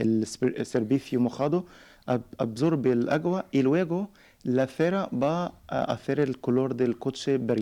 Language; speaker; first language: Spanish; non-native, learner; Arabic